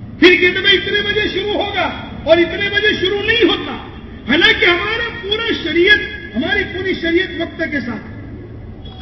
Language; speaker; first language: Urdu; non-native, local second language; Gujarati